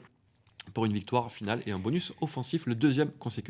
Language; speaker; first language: French; native; French